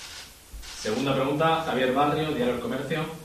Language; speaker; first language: Spanish; native; Spanish